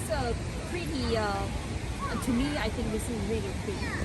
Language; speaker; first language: English; non-native, learner; Chinese